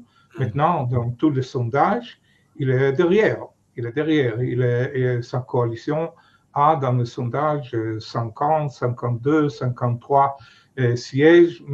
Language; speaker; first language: French; non-native, fluent; Hebrew